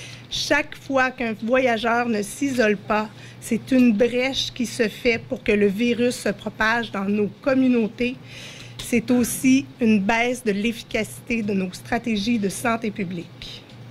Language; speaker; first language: French; native; French